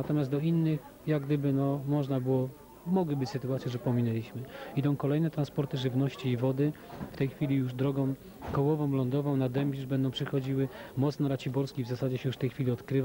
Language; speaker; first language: Polish; native; Polish